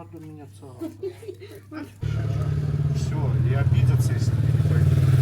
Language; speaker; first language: Russian; native; Russian